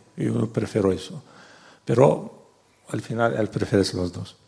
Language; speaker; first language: Spanish; non-native, learner; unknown